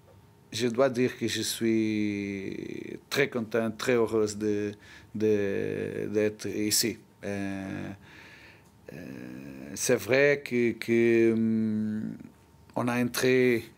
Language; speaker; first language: French; non-native, learner; Portuguese